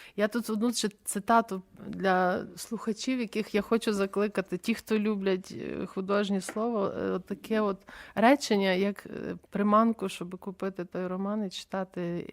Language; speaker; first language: Ukrainian; native; Ukrainian